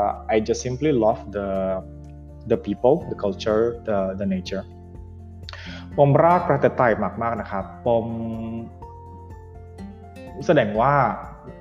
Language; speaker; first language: English; non-native, fluent; Indonesian